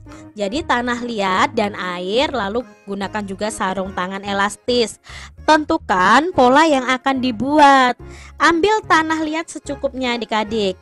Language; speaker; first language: Indonesian; native; Indonesian